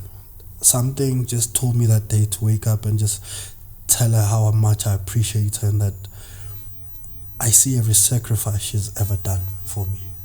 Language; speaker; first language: English; non-native, local second language; Zulu